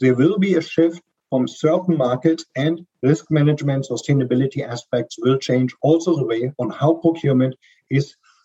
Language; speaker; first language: English; non-native, fluent; German